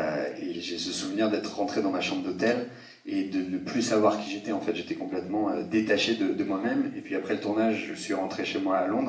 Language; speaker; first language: French; native; French